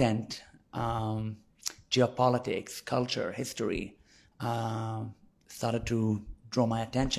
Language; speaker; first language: English; non-native, fluent; Hebrew